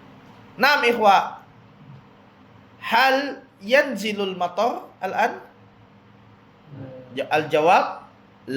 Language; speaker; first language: Arabic; non-native, fluent; Indonesian